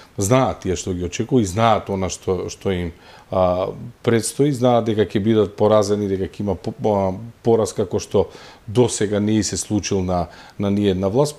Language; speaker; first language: Macedonian; native; Macedonian